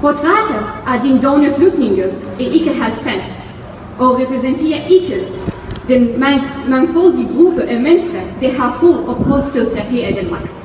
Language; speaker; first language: Danish; non-native, fluent; Arabic